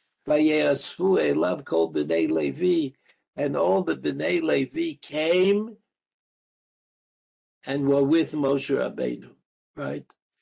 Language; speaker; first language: English; native; English